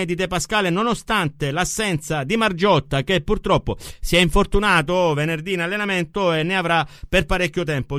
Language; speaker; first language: Italian; native; Italian